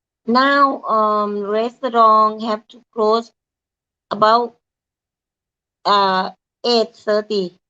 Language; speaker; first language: English; non-native, learner; Thai